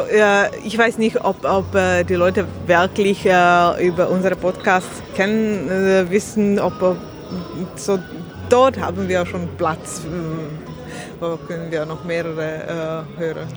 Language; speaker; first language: German; non-native, learner; Slovak